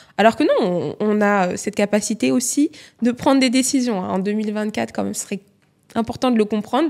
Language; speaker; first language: French; native; French